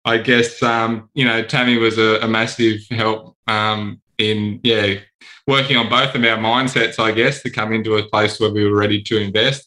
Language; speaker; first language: English; native; English